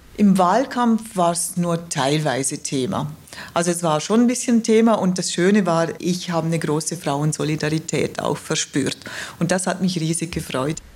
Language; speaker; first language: German; native; German